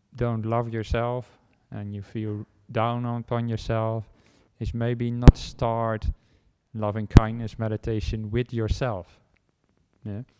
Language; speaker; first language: English; non-native, fluent; Dutch